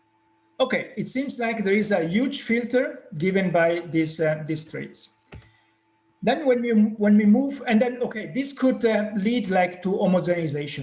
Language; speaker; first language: English; non-native, fluent; Italian